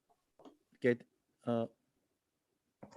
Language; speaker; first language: English; non-native, learner; Korean